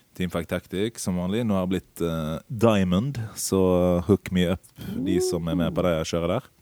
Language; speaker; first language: Norwegian; native; Norwegian